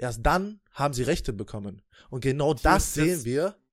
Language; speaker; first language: German; native; German